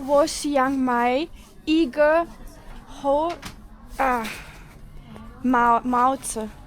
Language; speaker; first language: Chinese; non-native, learner; English